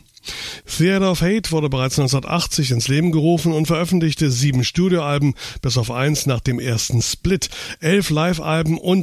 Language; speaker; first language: German; native; German